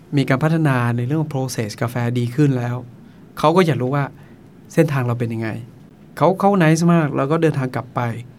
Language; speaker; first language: Thai; non-native, local second language; Akha